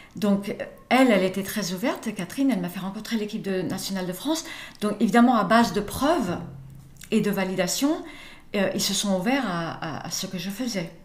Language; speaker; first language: French; early bilingual, other home language; English